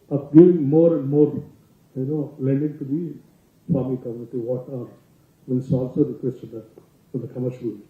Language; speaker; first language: English; non-native, local second language; Telugu